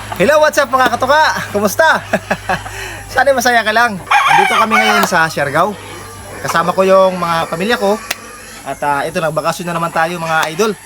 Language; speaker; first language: Filipino; non-native, local second language; Cebuano